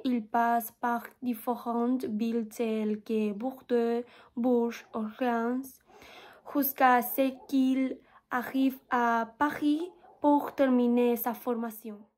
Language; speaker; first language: French; non-native, learner; Spanish